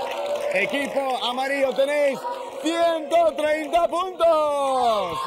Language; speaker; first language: Spanish; native; Spanish